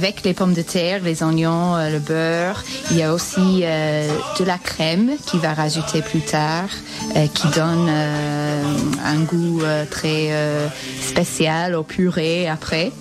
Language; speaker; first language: French; non-native, fluent; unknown